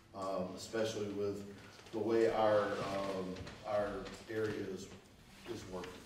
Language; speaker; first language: English; native; English